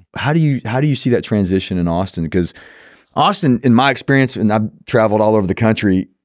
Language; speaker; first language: English; native; English